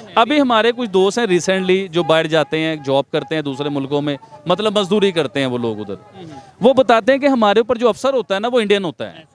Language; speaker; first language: Urdu; non-native, local second language; Punjabi